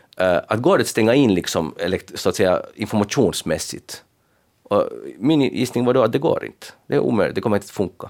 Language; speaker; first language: Swedish; native; Swedish